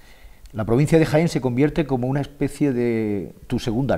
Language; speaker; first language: Spanish; native; Spanish